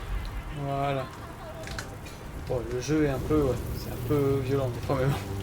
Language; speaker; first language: French; native; French